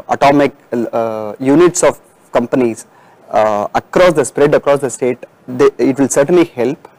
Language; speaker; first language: English; non-native, local second language; Tamil